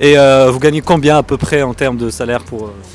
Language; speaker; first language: French; native; French